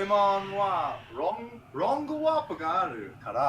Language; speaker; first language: Japanese; non-native, learner; English